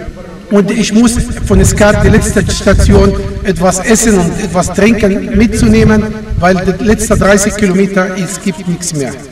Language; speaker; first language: German; non-native, fluent; Arabic